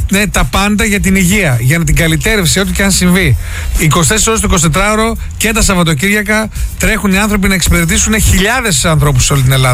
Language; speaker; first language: Greek; native; Greek